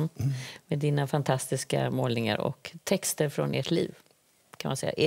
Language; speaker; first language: Swedish; native; Swedish